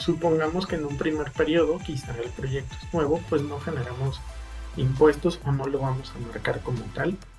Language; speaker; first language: Spanish; native; Spanish